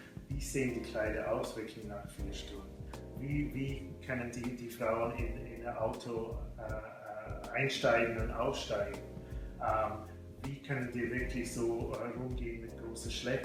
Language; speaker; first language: German; non-native, fluent; English